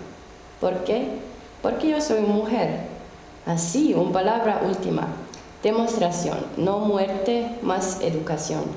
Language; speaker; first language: Spanish; non-native, learner; Finnish